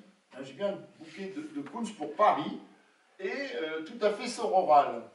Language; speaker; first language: French; native; French